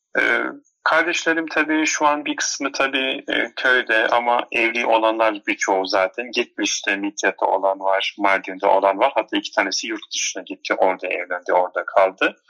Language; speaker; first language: Turkish; non-native, local second language; Turoyo